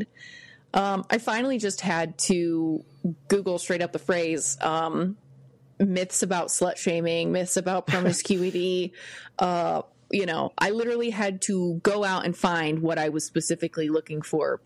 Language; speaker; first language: English; native; English